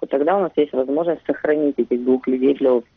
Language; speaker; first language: Russian; native; Russian